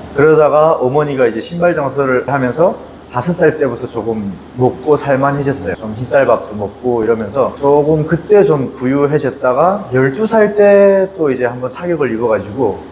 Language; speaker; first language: Korean; native; Korean